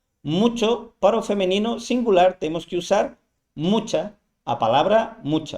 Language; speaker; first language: Portuguese; non-native, fluent; Spanish